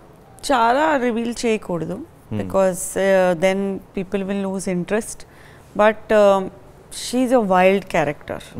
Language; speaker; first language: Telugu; non-native, learner; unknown